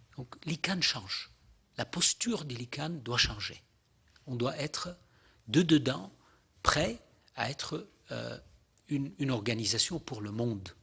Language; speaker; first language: French; non-native, local second language; Arabic